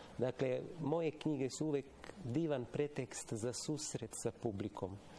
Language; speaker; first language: Serbian; non-native, fluent; Italian